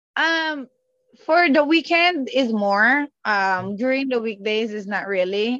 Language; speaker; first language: English; non-native, local second language; Filipino